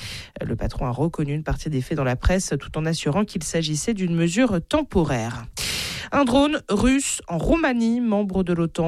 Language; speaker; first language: French; native; French